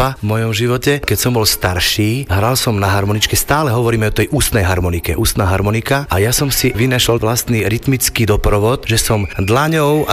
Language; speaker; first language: Slovak; native; Slovak